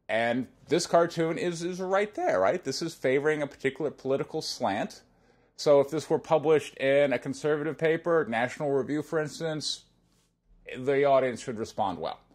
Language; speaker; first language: English; native; English